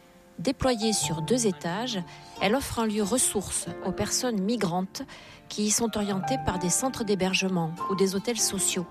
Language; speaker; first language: French; native; French